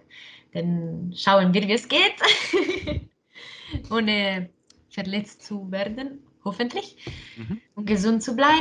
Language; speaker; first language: German; non-native, local second language; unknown